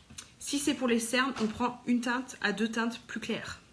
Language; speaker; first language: French; native; French